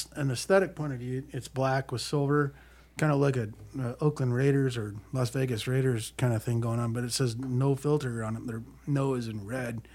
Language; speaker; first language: English; native; English